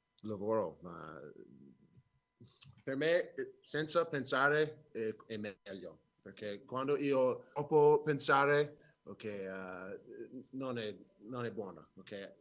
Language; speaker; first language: Italian; non-native, learner; English